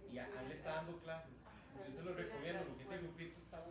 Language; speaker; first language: Spanish; native; Spanish